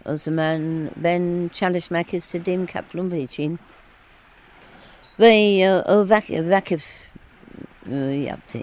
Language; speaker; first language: Turkish; non-native, learner; English